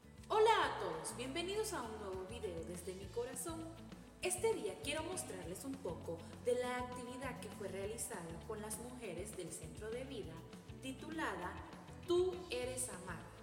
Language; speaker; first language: Spanish; native; Spanish